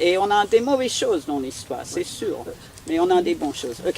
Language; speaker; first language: French; non-native, fluent; English